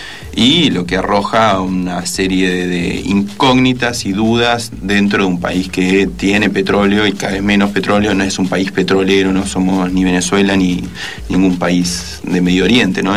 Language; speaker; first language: Spanish; native; Spanish